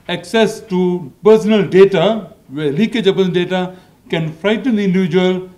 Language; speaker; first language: English; non-native, local second language; Malay